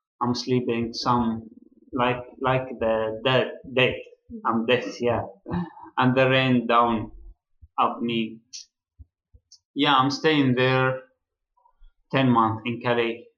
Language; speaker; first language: English; non-native, learner; Arabic